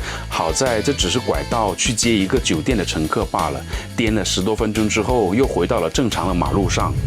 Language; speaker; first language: Chinese; native; Chinese